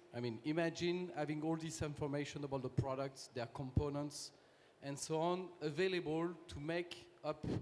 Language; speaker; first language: English; non-native, fluent; French